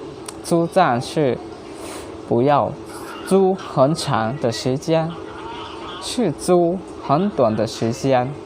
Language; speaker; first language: Chinese; non-native, learner; Hmong